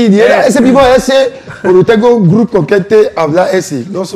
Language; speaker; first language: Spanish; non-native, learner; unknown